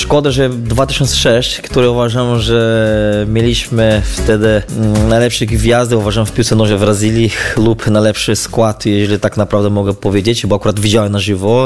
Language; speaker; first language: Polish; non-native, fluent; Portuguese